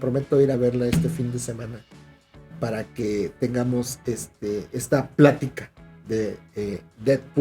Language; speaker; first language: Spanish; native; Spanish